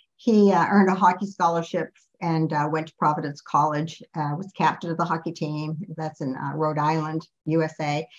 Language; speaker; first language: English; native; English